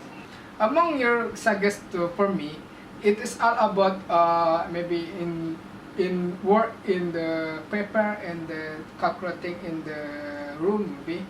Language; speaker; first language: English; non-native, learner; Indonesian